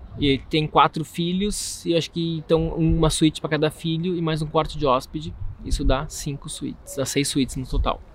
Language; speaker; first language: Portuguese; native; Portuguese